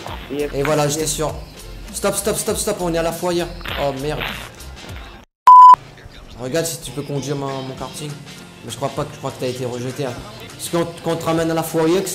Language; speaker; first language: French; native; French